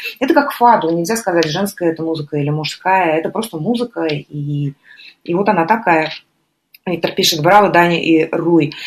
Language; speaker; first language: Russian; native; Russian